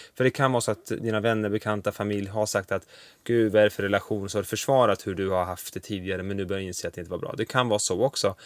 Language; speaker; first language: Swedish; early bilingual, other home language; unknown